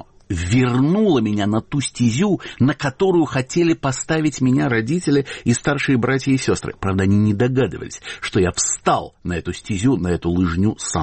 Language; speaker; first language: Russian; native; Russian